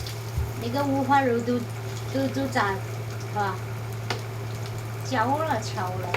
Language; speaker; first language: Chinese; native; Chinese